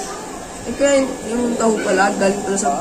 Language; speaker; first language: Filipino; native; Filipino